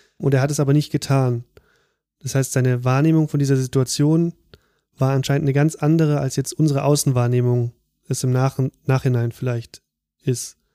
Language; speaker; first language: German; native; German